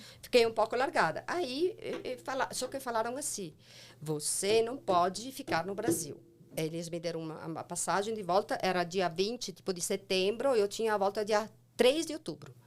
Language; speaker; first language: Portuguese; non-native, fluent; Italian